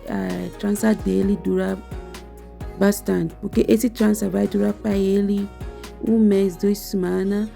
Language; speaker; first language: Portuguese; non-native, learner; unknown